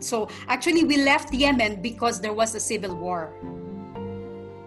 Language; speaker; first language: English; non-native, local second language; Tausug